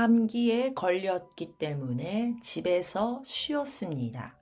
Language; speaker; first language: Korean; early bilingual, heritage; Japanese